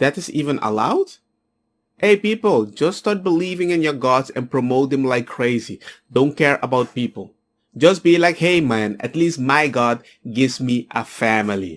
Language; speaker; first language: English; non-native, fluent; Spanish